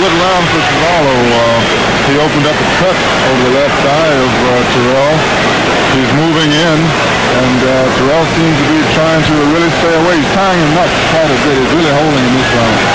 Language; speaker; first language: English; native; English